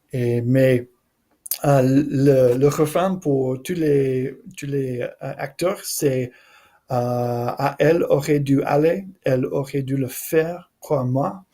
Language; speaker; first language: French; non-native, learner; English